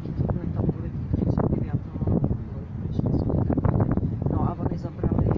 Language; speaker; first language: Czech; non-native, local second language; Ukrainian